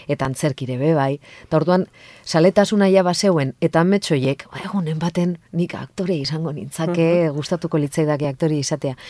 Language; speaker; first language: Basque; non-native, local second language; Spanish